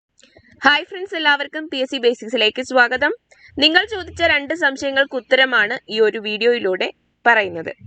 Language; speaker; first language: Malayalam; native; Malayalam